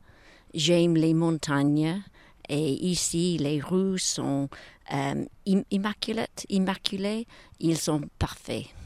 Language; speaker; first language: French; non-native, learner; English